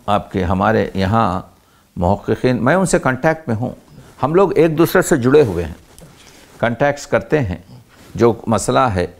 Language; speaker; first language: Hindi; native; Hindi